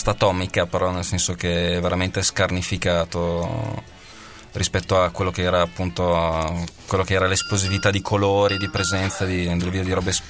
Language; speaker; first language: Italian; native; Italian